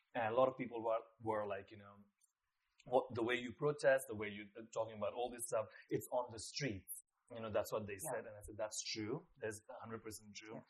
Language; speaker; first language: English; non-native, local second language; Nepali